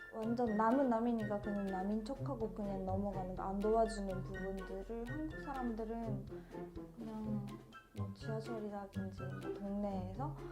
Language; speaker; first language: Korean; non-native, fluent; Japanese